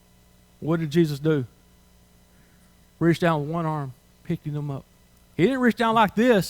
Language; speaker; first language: English; native; English